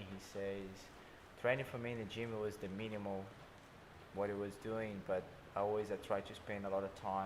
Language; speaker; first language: English; non-native, fluent; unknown